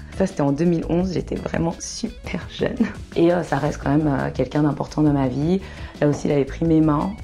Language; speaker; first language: French; early bilingual, other home language; Kinyarwanda